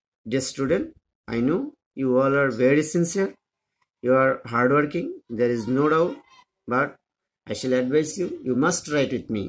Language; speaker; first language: English; non-native, fluent; Bangla